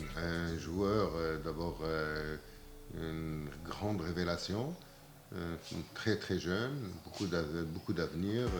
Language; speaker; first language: French; non-native, local second language; Arabic